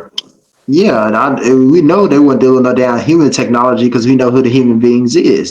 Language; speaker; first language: English; native; English